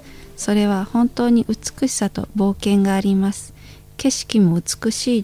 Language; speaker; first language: Japanese; non-native, fluent; Indonesian